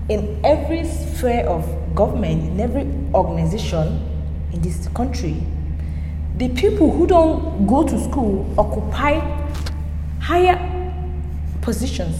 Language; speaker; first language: English; non-native, local second language; Igbo